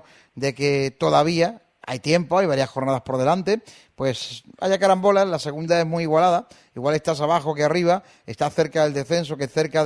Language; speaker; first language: Spanish; native; Spanish